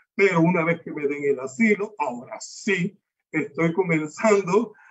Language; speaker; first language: Spanish; native; Spanish